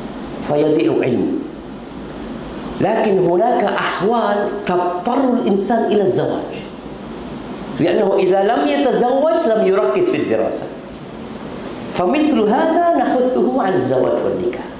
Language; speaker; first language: Arabic; non-native, fluent; Indonesian